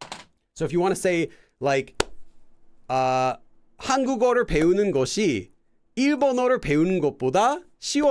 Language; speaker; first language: Korean; non-native, fluent; English